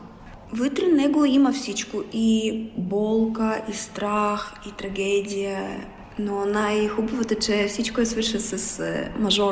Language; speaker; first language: Bulgarian; non-native, learner; Russian